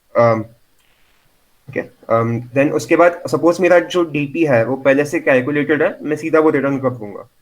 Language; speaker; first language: Hindi; non-native, local second language; Marathi